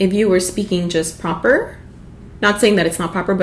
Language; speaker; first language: English; early bilingual, other home language; Spanish